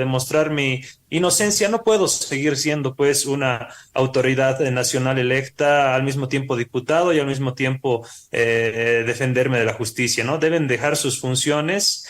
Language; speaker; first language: Spanish; native; Spanish